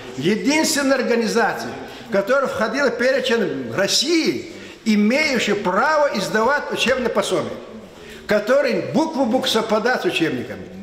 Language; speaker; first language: Russian; non-native, local second language; Lezghian